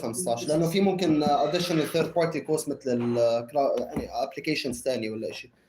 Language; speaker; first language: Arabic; native; Arabic